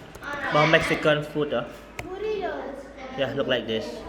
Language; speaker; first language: English; non-native, fluent; Khmer